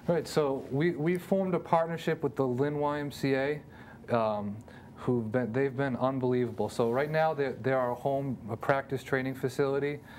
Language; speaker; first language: English; native; English